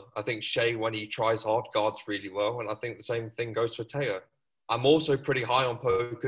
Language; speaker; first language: English; native; English